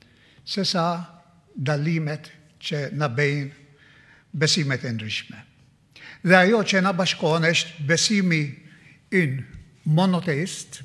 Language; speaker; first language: Albanian; non-native, fluent; Maltese